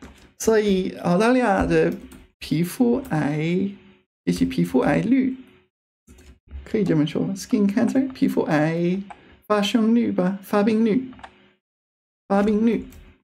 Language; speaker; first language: Chinese; non-native, fluent; English